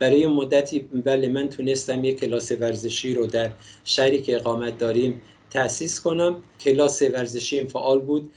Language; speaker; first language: Persian; non-native, local second language; Kurdish